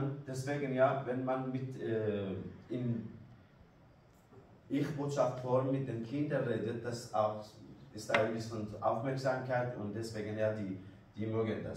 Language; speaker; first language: German; non-native, learner; Kurdish